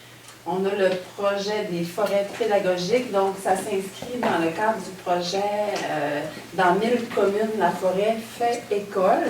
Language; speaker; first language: French; native; French